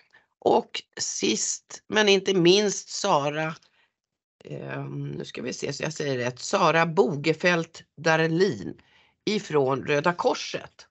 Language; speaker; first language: Swedish; native; Swedish